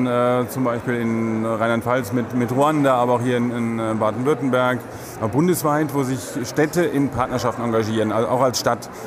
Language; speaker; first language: German; native; German